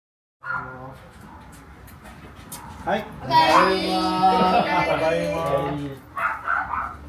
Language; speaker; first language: Japanese; native; Japanese